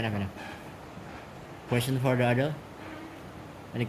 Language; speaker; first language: English; non-native, fluent; Indonesian